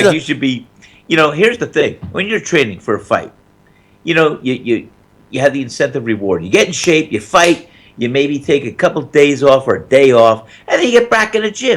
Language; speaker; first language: English; native; English